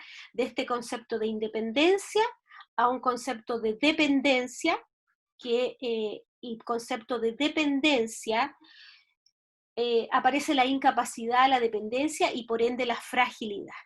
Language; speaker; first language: Spanish; native; Spanish